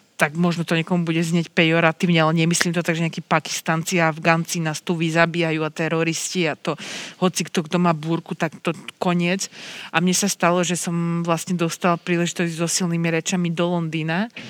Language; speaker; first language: Slovak; native; Slovak